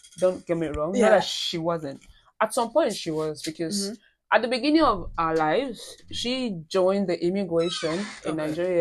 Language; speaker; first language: English; non-native, local second language; Yoruba